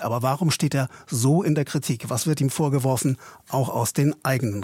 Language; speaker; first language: German; native; German